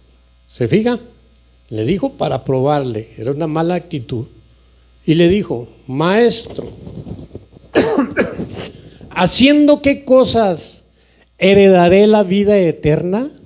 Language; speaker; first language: Spanish; native; Spanish